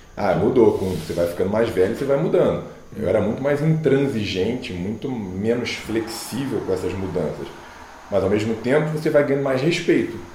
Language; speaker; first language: Portuguese; native; Portuguese